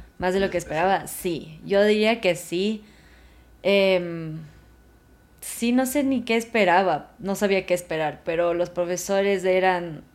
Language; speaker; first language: Spanish; native; Spanish